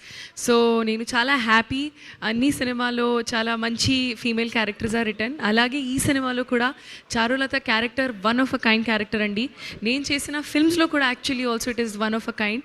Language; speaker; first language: Telugu; non-native, learner; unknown